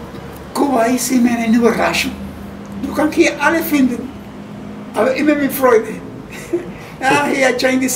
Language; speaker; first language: German; non-native, fluent; Spanish